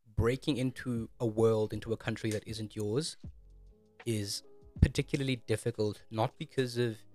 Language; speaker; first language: English; early bilingual, other home language; Amharic